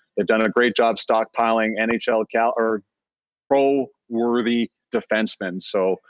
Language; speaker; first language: English; native; English